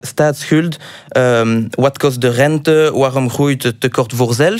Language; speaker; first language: Dutch; non-native, local second language; French